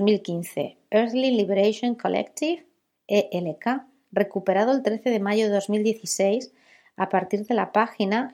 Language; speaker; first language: Spanish; native; Spanish